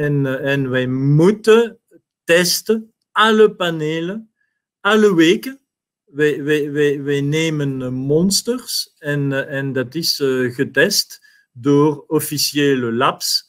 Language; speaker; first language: Dutch; non-native, learner; French